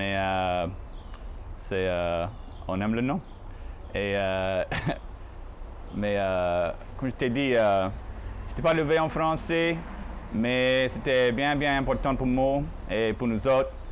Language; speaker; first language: French; non-native, local second language; English